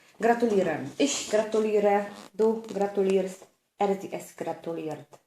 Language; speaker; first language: German; non-native, fluent; Polish